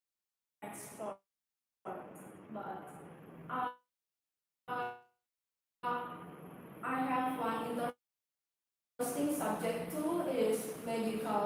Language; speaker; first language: English; non-native, learner; Indonesian